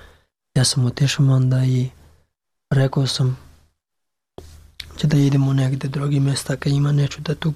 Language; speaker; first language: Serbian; non-native, learner; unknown